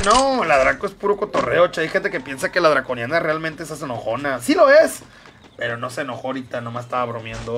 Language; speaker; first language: Spanish; native; Spanish